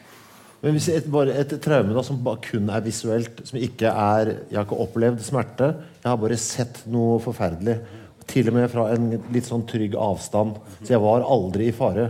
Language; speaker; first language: Norwegian; native; Norwegian